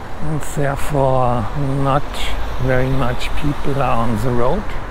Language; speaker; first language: English; non-native, fluent; German